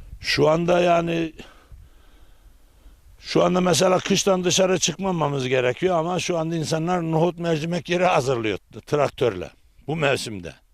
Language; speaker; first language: Turkish; native; Turkish